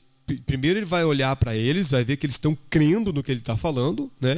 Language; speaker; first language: Portuguese; native; Portuguese